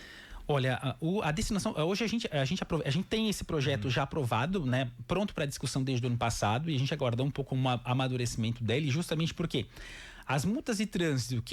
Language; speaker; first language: Portuguese; native; Portuguese